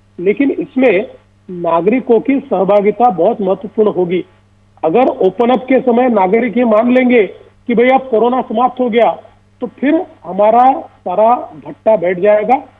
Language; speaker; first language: Hindi; non-native, local second language; Marathi